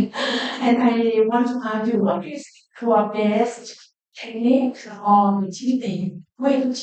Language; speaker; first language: English; non-native, learner; Thai